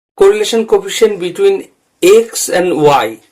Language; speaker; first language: English; non-native, local second language; Bangla